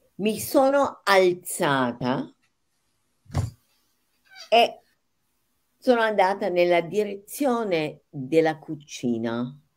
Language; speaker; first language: Italian; non-native, fluent; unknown